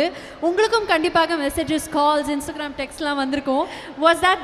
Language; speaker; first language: Tamil; native; Tamil